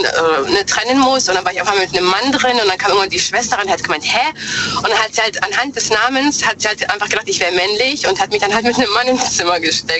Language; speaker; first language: German; early bilingual, other home language; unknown